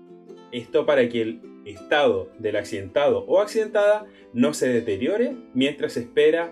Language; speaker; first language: Spanish; native; Spanish